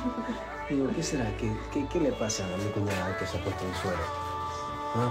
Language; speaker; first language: Spanish; native; Spanish